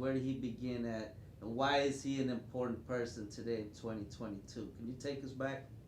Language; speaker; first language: English; native; English